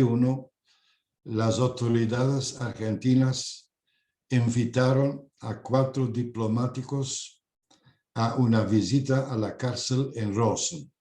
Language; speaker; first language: Spanish; non-native, fluent; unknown